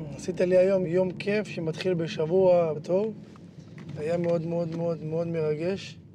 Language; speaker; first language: Hebrew; native; Hebrew